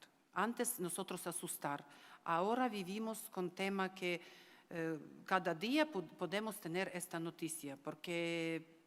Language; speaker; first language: Spanish; non-native, learner; Ukrainian